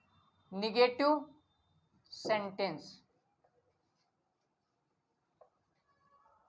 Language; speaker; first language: Hindi; native; Hindi